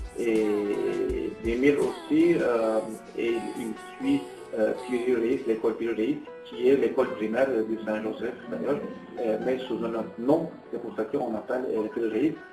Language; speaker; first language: French; non-native, fluent; Turkish